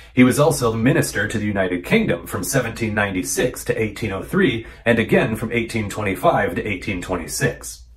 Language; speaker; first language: English; native; English